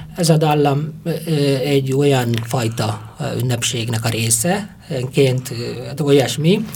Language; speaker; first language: Hungarian; non-native, fluent; Tamil